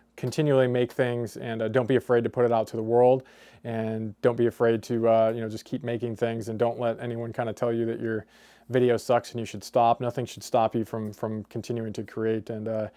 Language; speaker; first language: English; native; English